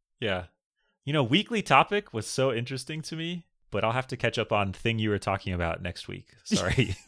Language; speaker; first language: English; native; English